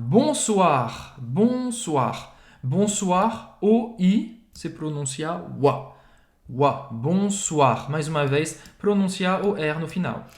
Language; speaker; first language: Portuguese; non-native, fluent; French